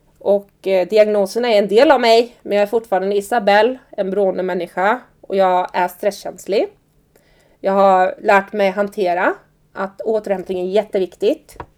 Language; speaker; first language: Swedish; early bilingual, other home language; Persian